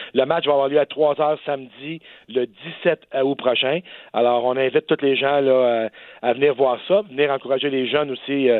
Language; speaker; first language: French; native; French